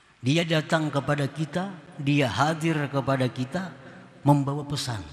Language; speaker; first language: Indonesian; non-native, local second language; Banjar